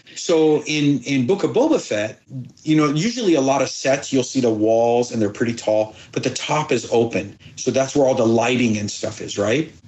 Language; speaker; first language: English; early bilingual, other home language; Persian